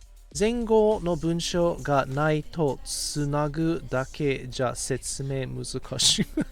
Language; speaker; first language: Japanese; non-native, fluent; English